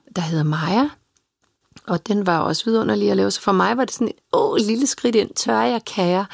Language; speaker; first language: Danish; early bilingual, other home language; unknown